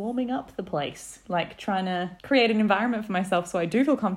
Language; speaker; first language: English; native; English